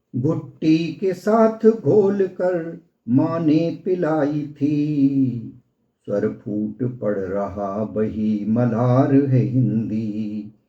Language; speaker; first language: Hindi; native; Hindi